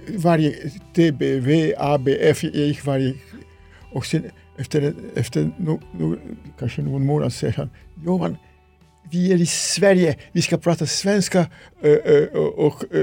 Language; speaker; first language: Swedish; non-native, fluent; Serbian